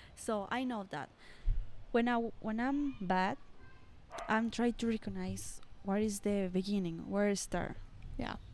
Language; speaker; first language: English; non-native, learner; Spanish